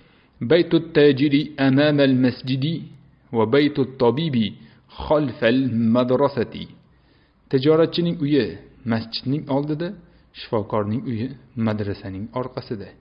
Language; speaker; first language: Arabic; non-native, fluent; Uzbek